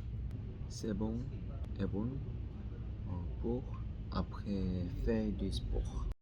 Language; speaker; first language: French; non-native, learner; Korean